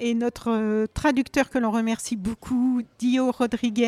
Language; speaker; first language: French; native; French